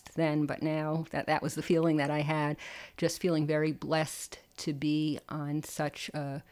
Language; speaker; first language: English; native; English